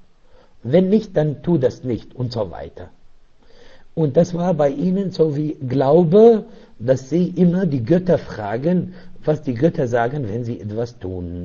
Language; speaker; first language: German; non-native, fluent; Arabic